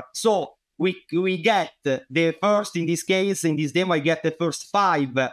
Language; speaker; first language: English; non-native, fluent; Italian